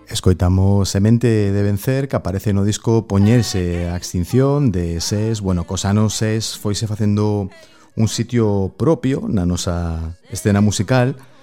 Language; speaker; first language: Galician; native; Galician